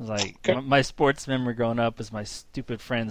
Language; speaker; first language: English; native; English